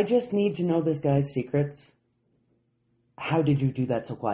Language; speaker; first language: English; native; English